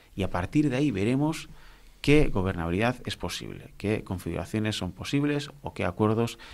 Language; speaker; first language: Spanish; non-native, local second language; Basque